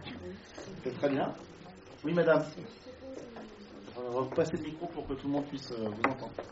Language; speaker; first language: French; native; French